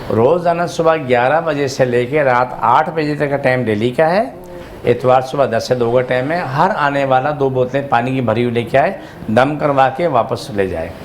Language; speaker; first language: Urdu; non-native, local second language; Pashto